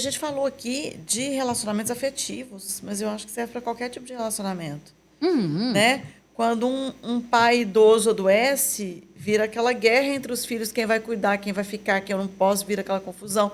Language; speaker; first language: Portuguese; native; Portuguese